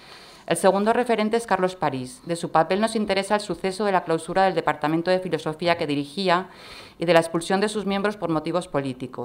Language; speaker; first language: Spanish; native; Spanish